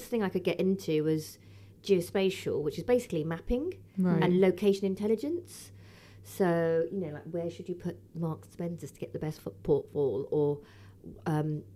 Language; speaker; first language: English; native; English